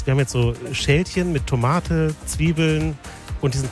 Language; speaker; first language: German; native; German